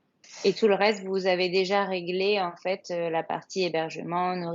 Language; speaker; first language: French; native; French